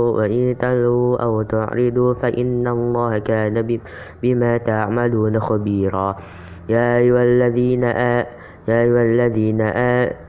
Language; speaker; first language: Arabic; non-native, learner; Indonesian